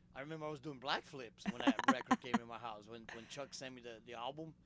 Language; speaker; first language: English; non-native, fluent; Portuguese